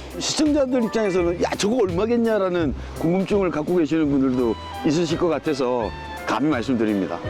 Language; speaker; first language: Korean; native; Korean